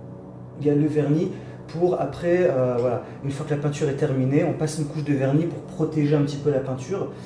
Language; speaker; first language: French; native; French